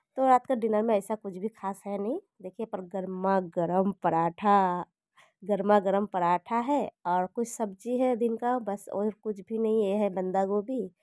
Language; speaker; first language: Hindi; non-native, local second language; Bangla